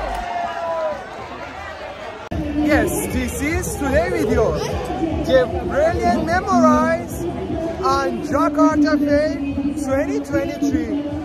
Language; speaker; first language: English; non-native, learner; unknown